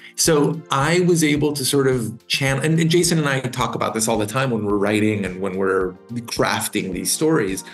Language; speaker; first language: English; native; English